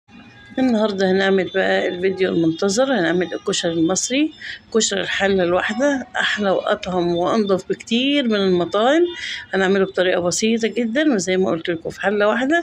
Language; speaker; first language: Arabic; native; Arabic